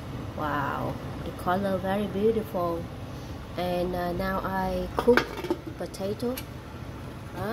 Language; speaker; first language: English; non-native, learner; Vietnamese